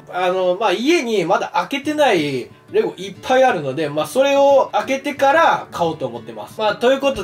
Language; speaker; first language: Japanese; native; Japanese